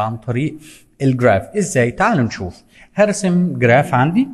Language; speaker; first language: Arabic; native; Arabic